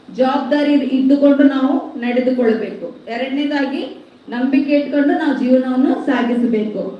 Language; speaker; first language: Kannada; non-native, local second language; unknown